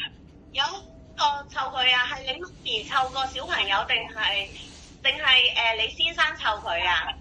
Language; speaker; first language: Cantonese; native; Cantonese